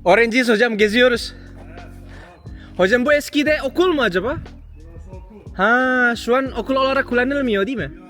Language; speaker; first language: Turkish; non-native, fluent; Indonesian